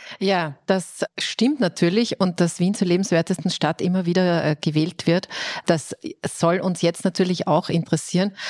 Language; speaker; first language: German; native; German